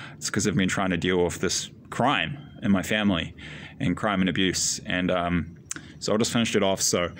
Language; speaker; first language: English; native; English